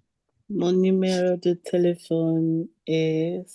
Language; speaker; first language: French; non-native, learner; English